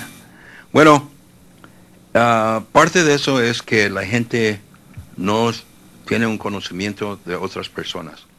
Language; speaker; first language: Spanish; early bilingual, heritage; Spanish